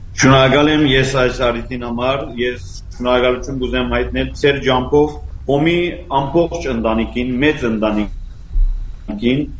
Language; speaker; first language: Armenian; native; Armenian